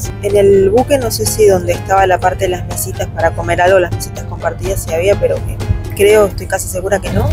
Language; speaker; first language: Spanish; native; Spanish